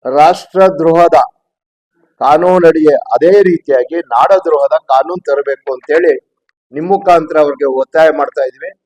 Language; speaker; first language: Kannada; native; Kannada